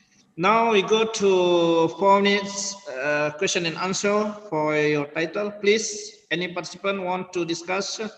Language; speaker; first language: English; non-native, learner; Indonesian